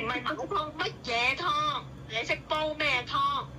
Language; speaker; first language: Chinese; non-native, learner; Indonesian